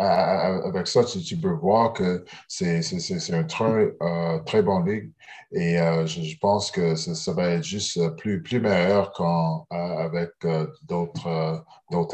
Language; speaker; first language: French; early bilingual, heritage; English